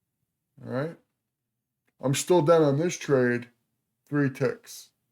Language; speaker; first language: English; native; English